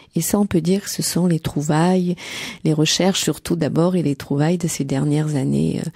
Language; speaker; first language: French; native; French